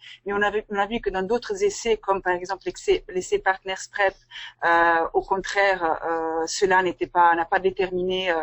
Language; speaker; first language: French; native; French